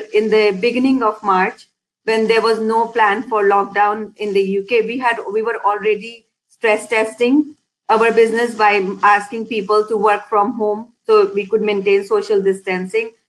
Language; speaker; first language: English; non-native, local second language; Hindi